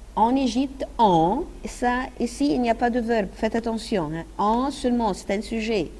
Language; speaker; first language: French; non-native, fluent; Arabic